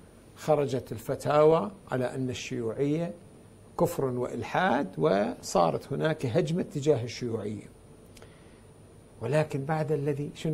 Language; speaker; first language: Arabic; native; Arabic